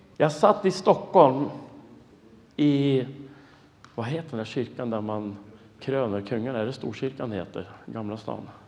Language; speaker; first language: Swedish; non-native, fluent; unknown